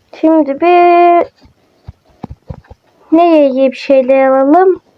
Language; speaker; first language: Turkish; native; Turkish